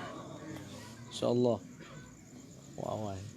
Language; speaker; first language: Indonesian; non-native, local second language; Achinese